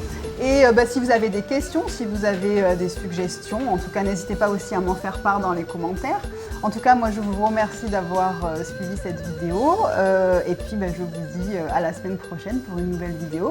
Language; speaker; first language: French; native; French